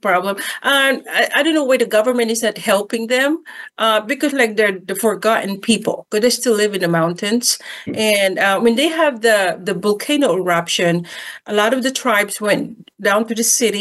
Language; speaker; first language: English; non-native, local second language; Filipino